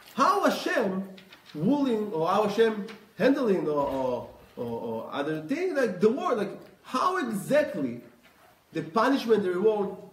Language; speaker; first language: English; non-native, fluent; Hebrew